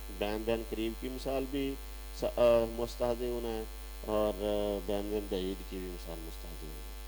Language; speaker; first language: Urdu; non-native, local second language; Punjabi